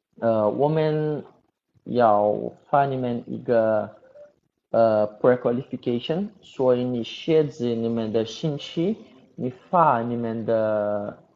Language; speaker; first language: Chinese; non-native, learner; Portuguese